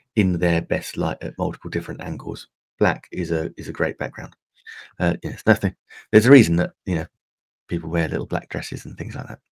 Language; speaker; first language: English; native; English